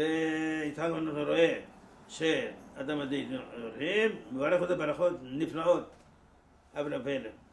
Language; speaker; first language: Hebrew; non-native, fluent; Persian